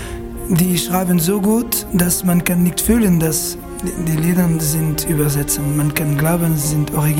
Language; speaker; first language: German; non-native, learner; French